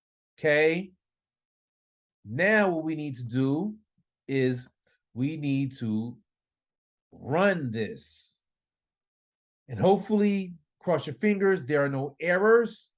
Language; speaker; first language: English; native; English